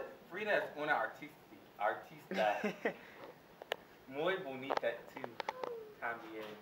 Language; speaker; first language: Spanish; non-native, learner; English